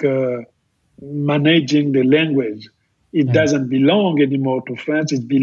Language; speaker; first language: English; non-native, fluent; French